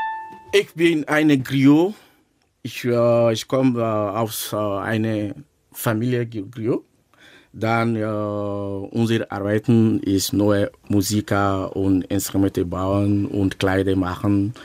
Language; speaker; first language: German; non-native, learner; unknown